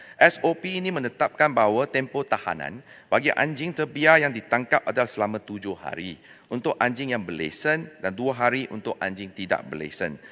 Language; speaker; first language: Malay; non-native, local second language; Chinese